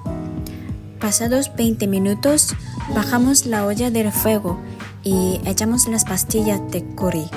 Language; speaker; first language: Spanish; non-native, fluent; Japanese